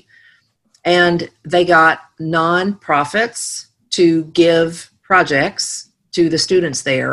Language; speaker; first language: English; native; English